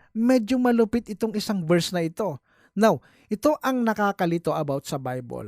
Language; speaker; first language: Filipino; native; Filipino